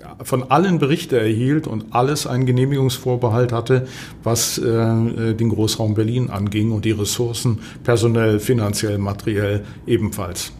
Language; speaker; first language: German; native; German